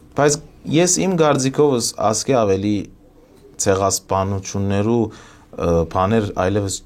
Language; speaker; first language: Armenian; early bilingual, heritage; Armenian